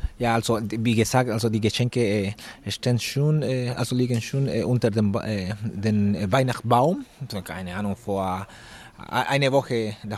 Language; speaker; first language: German; non-native, learner; Spanish